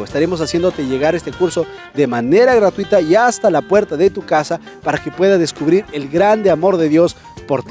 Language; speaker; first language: Spanish; native; Spanish